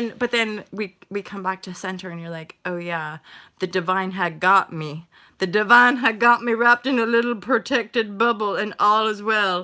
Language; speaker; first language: English; native; English